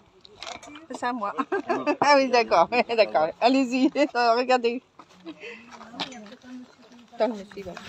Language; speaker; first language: French; native; French